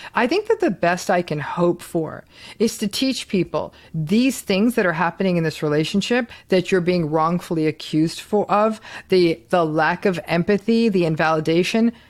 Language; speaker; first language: English; early bilingual, other home language; Hindi